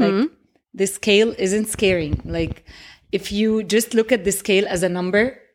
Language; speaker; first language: English; non-native, fluent; Arabic